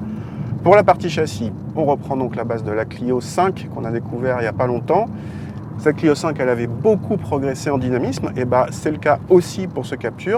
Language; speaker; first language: French; native; French